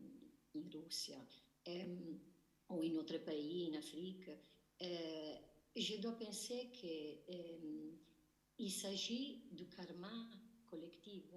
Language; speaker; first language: French; non-native, learner; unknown